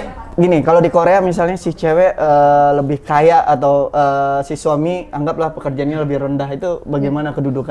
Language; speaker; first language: Indonesian; native; Indonesian